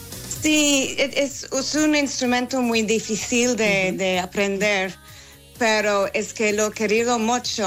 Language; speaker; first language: Spanish; non-native, learner; English